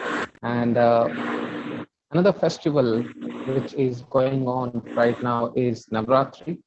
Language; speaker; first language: English; non-native, local second language; Hindi